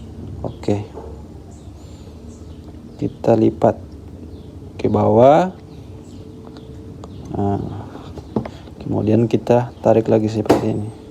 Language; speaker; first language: Indonesian; native; Indonesian